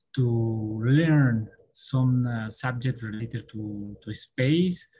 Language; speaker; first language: English; non-native, learner; Spanish